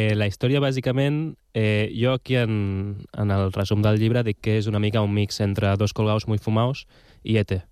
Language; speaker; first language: Catalan; non-native, local second language; Spanish